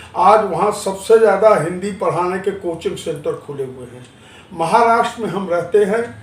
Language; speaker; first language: Hindi; non-native, local second language; Marathi